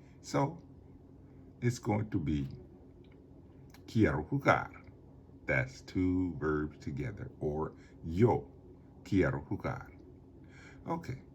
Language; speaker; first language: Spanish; non-native, learner; English